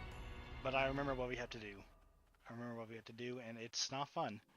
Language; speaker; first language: English; native; English